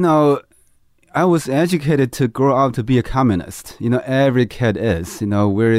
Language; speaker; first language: English; non-native, fluent; Chinese